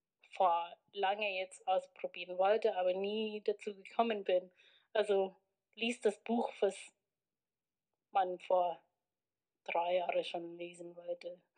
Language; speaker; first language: German; non-native, fluent; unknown